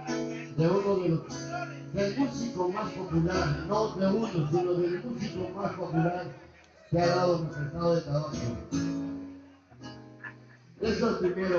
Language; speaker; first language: Spanish; native; Spanish